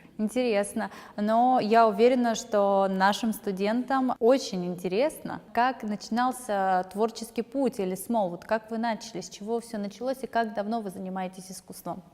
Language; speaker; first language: Russian; native; Russian